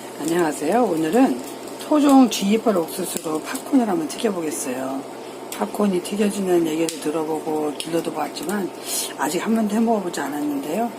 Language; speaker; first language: Korean; native; Korean